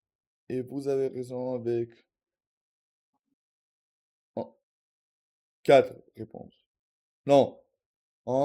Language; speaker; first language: French; non-native, learner; Russian